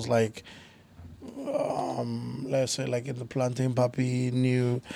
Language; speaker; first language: English; native; English